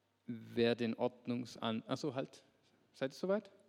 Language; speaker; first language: German; native; German